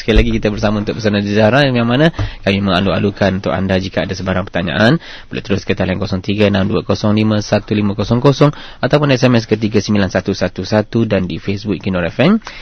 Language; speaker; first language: Malay; native; Malay